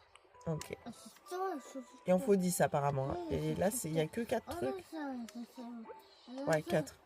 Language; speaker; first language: French; native; French